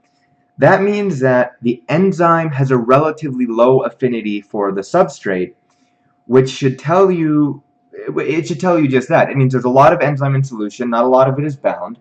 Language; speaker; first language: English; native; English